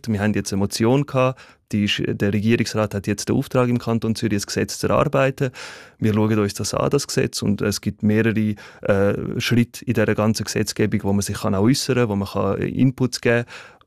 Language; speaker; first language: German; early bilingual, other home language; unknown